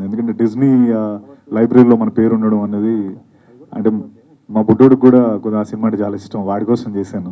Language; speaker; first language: Telugu; native; Telugu